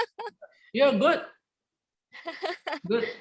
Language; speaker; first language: English; non-native, fluent; Indonesian